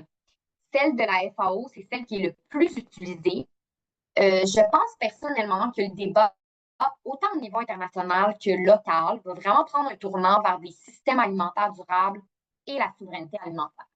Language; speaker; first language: French; native; French